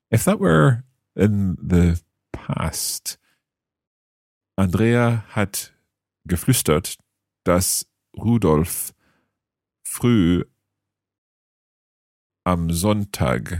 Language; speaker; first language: German; non-native, fluent; English